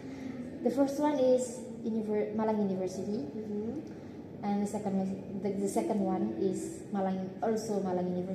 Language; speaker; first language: English; non-native, learner; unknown